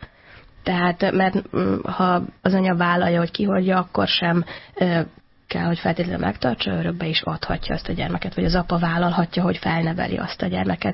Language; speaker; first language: Hungarian; native; Hungarian